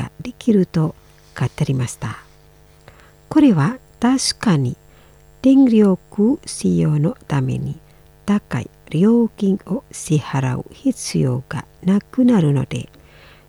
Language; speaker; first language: Japanese; non-native, fluent; Indonesian